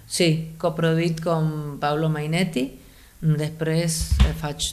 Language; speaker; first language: Catalan; non-native, learner; Spanish